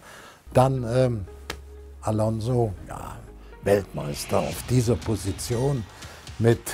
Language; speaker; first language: German; native; German